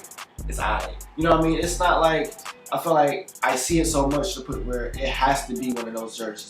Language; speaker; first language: English; native; English